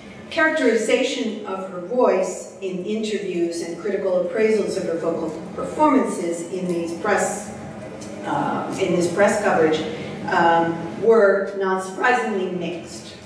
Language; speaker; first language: English; native; English